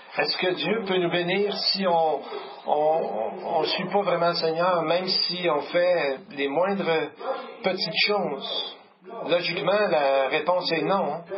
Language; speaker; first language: French; native; French